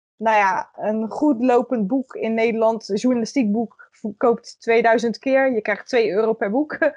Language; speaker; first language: Dutch; native; Dutch